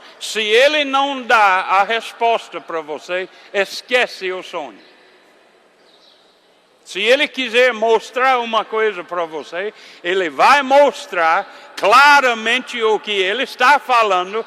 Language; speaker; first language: Portuguese; non-native, fluent; English